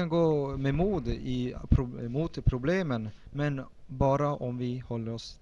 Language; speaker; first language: Swedish; early bilingual, other home language; Spanish